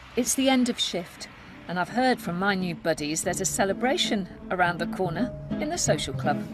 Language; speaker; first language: English; native; English